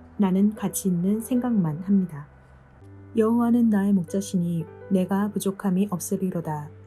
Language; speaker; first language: Korean; native; Korean